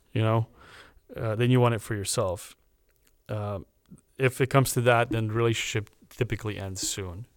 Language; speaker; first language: English; early bilingual, other home language; Romanian